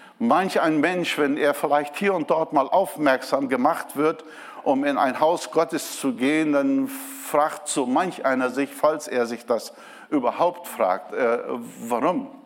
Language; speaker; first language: German; non-native, fluent; Portuguese